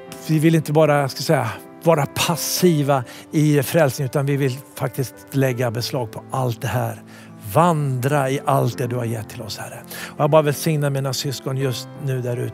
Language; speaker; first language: Swedish; native; Swedish